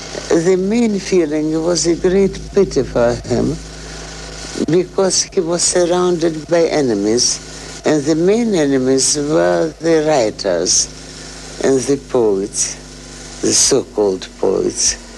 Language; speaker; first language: English; non-native, fluent; Russian